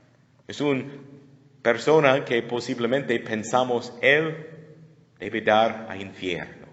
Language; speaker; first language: Spanish; non-native, learner; English